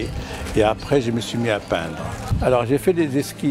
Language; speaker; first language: French; non-native, local second language; Arabic